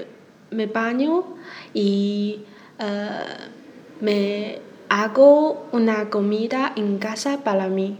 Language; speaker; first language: Spanish; non-native, learner; Chinese